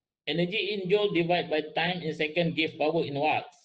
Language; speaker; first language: English; non-native, local second language; Malay